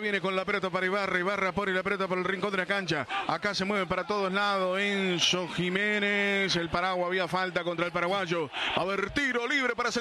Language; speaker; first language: Spanish; native; Spanish